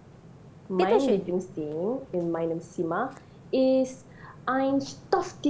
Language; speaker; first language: German; non-native, learner; Malay